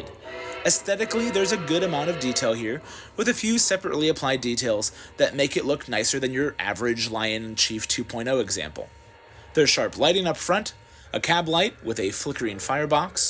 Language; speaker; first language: English; native; English